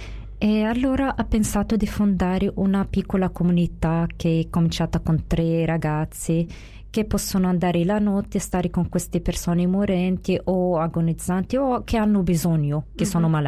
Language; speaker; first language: Italian; non-native, fluent; Arabic